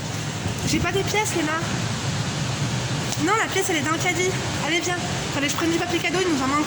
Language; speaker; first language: French; native; French